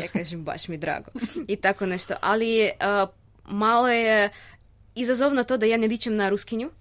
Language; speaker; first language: Serbian; non-native, fluent; Russian